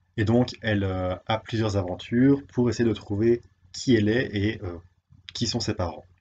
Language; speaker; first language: French; native; French